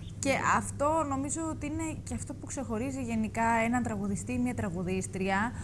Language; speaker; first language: Greek; native; Greek